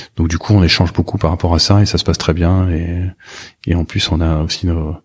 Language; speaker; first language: French; native; French